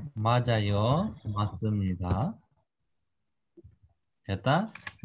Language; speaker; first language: Korean; non-native, fluent; Russian